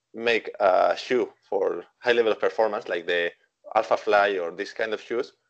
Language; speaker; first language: English; non-native, fluent; Spanish